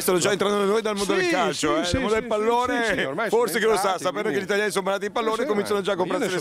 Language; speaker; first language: Italian; native; Italian